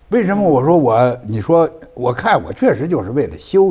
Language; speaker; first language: Chinese; native; Chinese